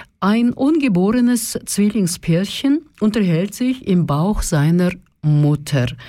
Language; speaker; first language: German; non-native, fluent; Russian